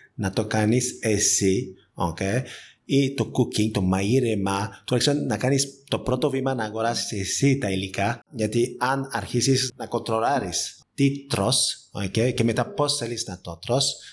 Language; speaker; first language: Greek; non-native, fluent; French